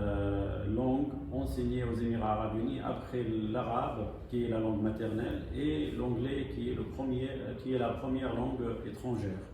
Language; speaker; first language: French; non-native, fluent; Arabic